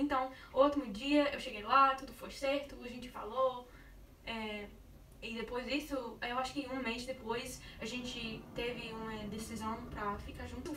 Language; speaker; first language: Portuguese; non-native, learner; English